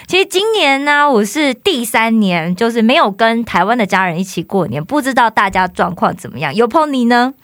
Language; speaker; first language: Chinese; native; Chinese